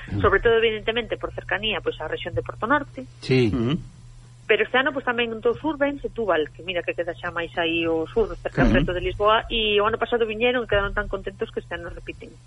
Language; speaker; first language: Galician; native; Galician